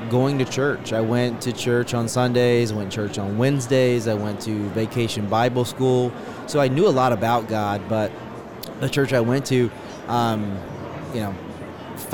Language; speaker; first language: English; native; English